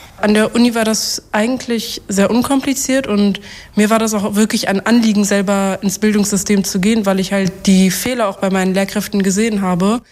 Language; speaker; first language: German; early bilingual, other home language; Kurdish